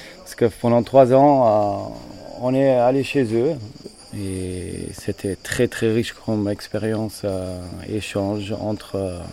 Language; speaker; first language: French; non-native, fluent; German